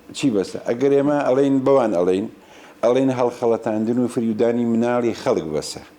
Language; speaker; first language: Central Kurdish; non-native, local second language; Gurani